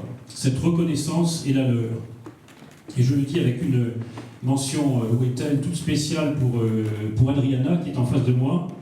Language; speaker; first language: French; native; French